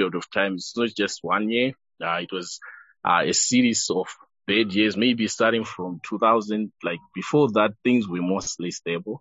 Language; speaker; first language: English; non-native, local second language; Shona